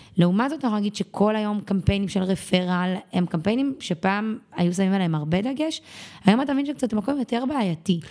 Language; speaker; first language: Hebrew; native; Hebrew